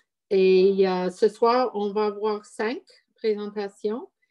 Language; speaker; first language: French; non-native, fluent; English